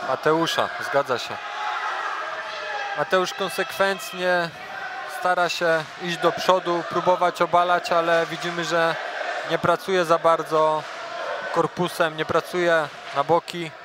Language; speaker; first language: Polish; native; Polish